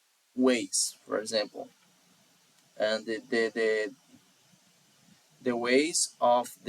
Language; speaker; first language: English; non-native, learner; Portuguese